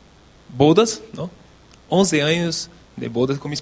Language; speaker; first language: Spanish; non-native, local second language; Portuguese